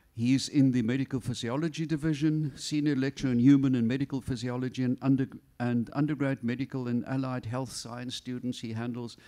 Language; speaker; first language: English; non-native, local second language; Afrikaans